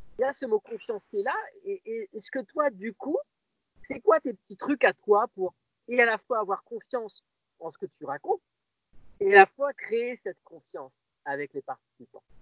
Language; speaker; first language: French; native; French